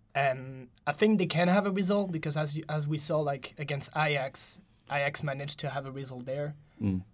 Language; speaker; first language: English; non-native, fluent; French